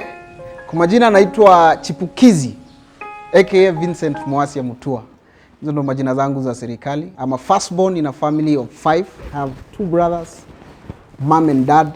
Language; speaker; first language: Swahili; native; Swahili